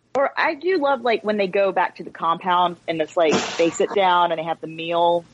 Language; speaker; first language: English; native; English